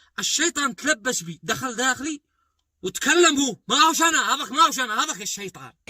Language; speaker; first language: Arabic; native; Arabic